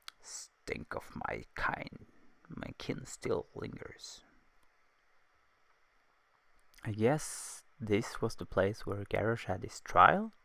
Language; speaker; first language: English; non-native, fluent; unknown